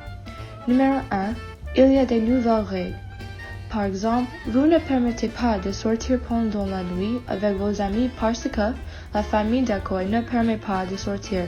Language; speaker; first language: French; non-native, learner; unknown